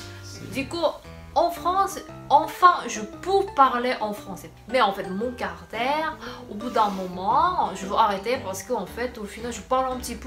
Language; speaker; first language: French; non-native, fluent; Korean